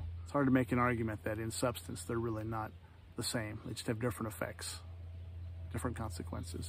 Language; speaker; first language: English; native; English